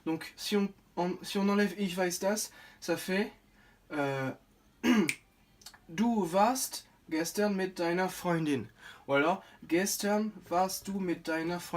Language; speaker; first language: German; non-native, fluent; French